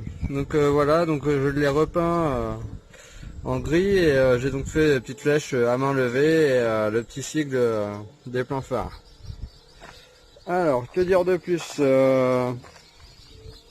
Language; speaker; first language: French; native; French